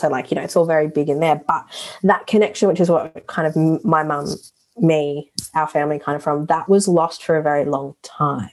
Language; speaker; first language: English; native; English